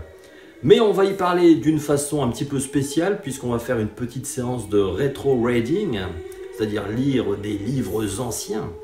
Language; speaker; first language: French; native; French